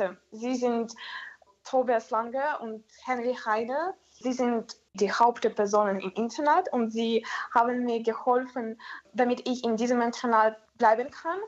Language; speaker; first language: German; non-native, learner; Ukrainian